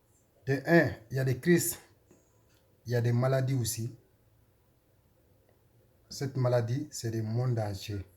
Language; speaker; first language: French; non-native, learner; Soninke